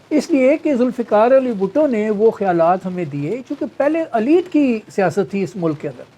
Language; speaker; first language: Urdu; non-native, local second language; Punjabi